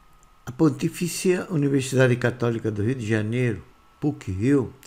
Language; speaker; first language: Portuguese; native; Portuguese